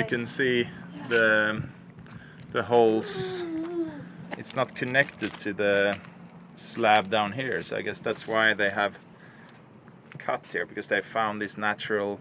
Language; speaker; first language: English; non-native, fluent; Swedish